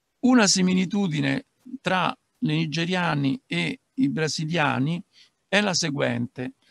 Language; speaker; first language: Italian; native; Italian